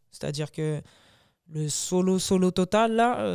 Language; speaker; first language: French; native; French